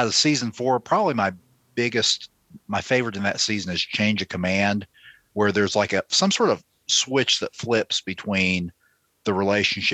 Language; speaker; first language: English; native; English